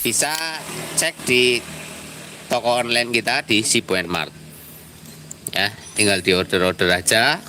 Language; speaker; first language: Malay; non-native, local second language; Javanese